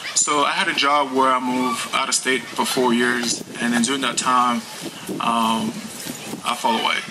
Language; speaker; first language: English; non-native, fluent; Haitian Creole